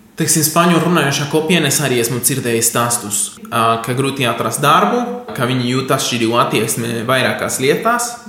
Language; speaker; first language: Latvian; non-native, fluent; Spanish